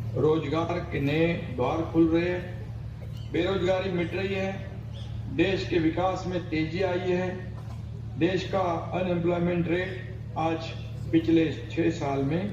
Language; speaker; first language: Hindi; non-native, local second language; Marathi